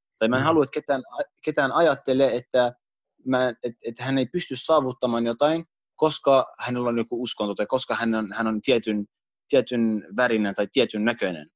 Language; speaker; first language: Finnish; early bilingual, other home language; Arabic